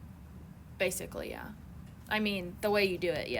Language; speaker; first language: English; native; English